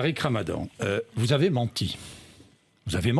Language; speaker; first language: French; native; French